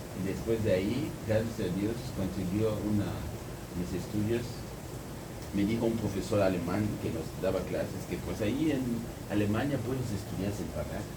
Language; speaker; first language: Spanish; non-native, fluent; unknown